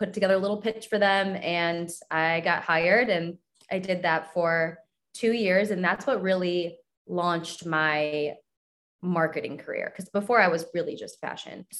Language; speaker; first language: English; native; English